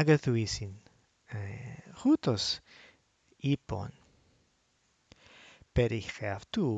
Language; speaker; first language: Greek; non-native, fluent; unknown